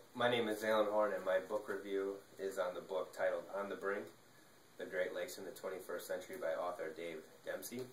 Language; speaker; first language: English; native; English